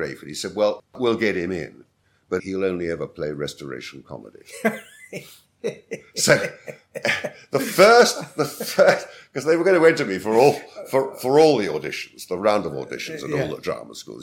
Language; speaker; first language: English; native; English